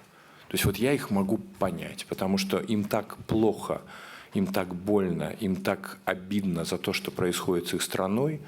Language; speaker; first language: Russian; native; Russian